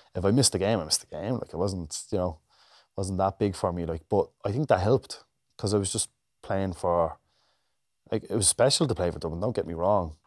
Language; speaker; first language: English; native; English